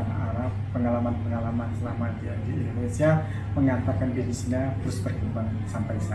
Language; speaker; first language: Indonesian; native; Indonesian